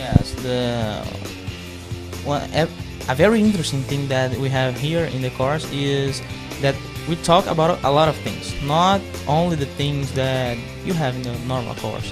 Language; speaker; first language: English; non-native, fluent; Portuguese